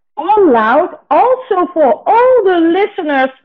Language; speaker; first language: English; non-native, fluent; Dutch